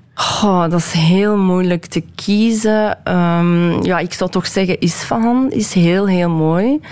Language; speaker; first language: Dutch; early bilingual, other home language; Persian